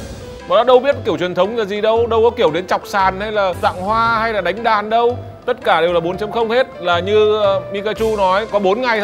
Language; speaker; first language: Vietnamese; native; Vietnamese